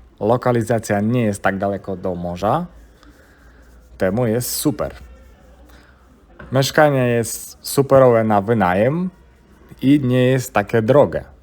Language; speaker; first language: Polish; non-native, fluent; Ukrainian